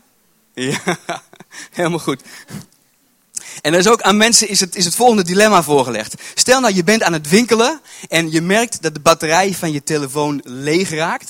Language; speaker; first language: Dutch; native; Dutch